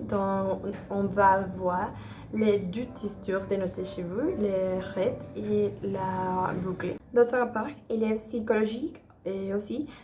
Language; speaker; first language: French; non-native, learner; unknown